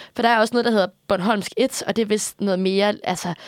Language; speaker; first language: Danish; native; Danish